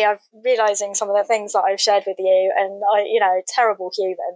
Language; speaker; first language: English; native; English